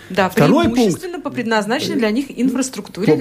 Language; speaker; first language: Russian; native; Russian